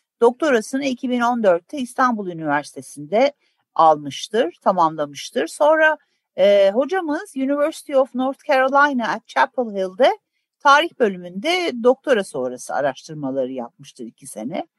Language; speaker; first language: Turkish; native; Turkish